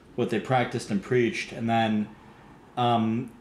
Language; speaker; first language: English; native; English